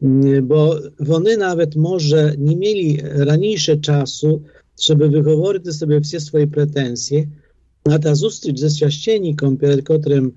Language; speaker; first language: Polish; non-native, fluent; Ukrainian